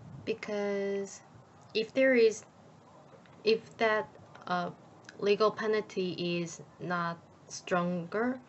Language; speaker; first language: English; non-native, learner; Korean